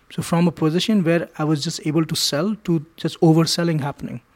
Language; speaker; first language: English; non-native, local second language; Hindi